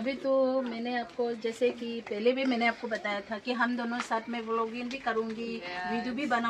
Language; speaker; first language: Hindi; non-native, local second language; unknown